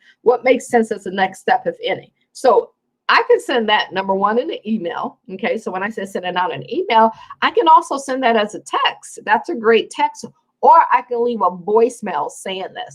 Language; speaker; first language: English; native; English